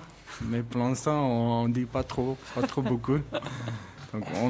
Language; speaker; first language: French; non-native, learner; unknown